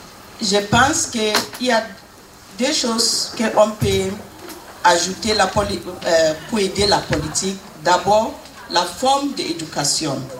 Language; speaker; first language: French; non-native, fluent; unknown